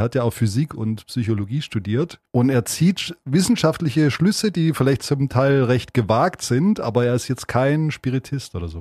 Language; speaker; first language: German; native; German